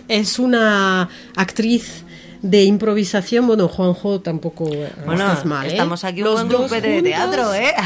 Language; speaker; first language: Spanish; non-native, fluent; French